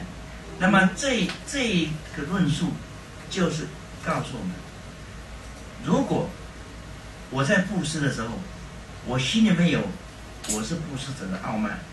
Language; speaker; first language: Chinese; native; Chinese